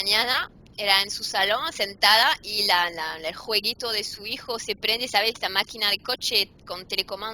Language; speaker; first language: Spanish; non-native, fluent; French